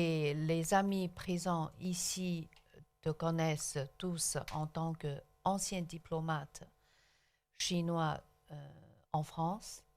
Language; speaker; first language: French; non-native, local second language; Chinese